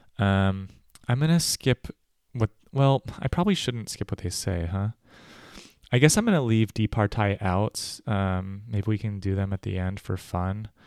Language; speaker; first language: English; native; English